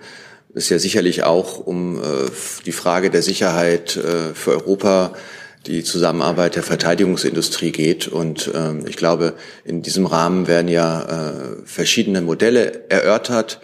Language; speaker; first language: German; native; German